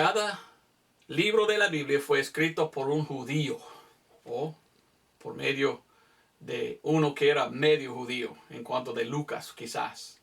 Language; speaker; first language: Spanish; non-native, fluent; English